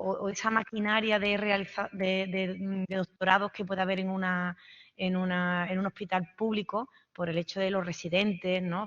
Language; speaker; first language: Spanish; native; Spanish